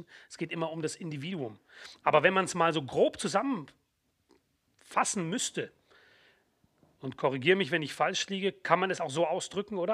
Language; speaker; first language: German; native; German